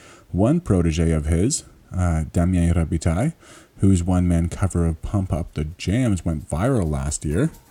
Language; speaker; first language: English; early bilingual, other home language; French